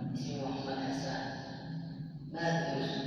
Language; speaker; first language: Arabic; non-native, learner; Urdu